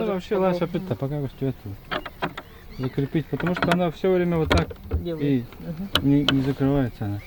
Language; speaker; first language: Russian; non-native, local second language; Yakut